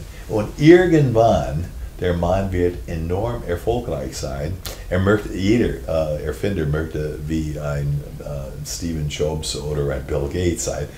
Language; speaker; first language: German; non-native, fluent; English